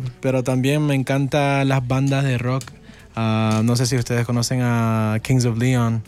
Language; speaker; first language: Spanish; early bilingual, heritage; Spanish